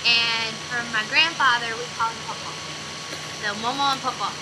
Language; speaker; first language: English; native; English